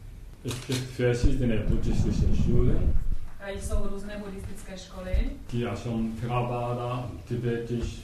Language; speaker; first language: German; non-native, learner; Japanese